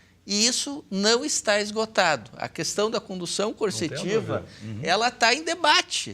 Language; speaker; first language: Portuguese; native; Portuguese